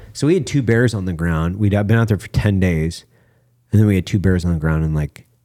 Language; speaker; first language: English; native; English